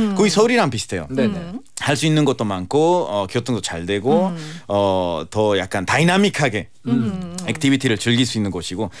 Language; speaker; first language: Korean; non-native, fluent; Spanish